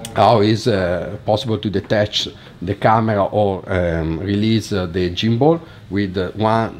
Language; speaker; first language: English; non-native, fluent; Italian